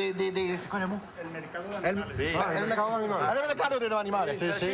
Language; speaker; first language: Spanish; non-native, learner; French